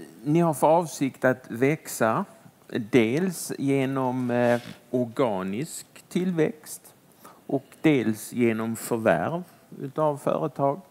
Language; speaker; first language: Swedish; native; Swedish